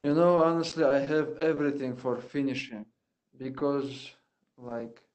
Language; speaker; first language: English; non-native, learner; Russian